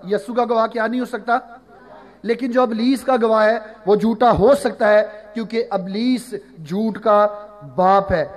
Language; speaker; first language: Urdu; non-native, local second language; Punjabi